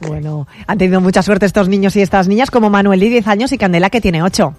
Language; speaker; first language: Spanish; native; Spanish